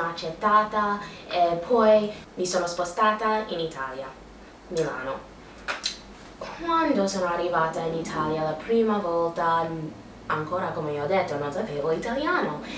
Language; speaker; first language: Italian; non-native, learner; English